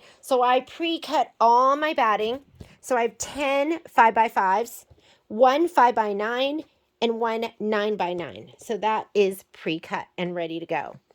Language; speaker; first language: English; native; English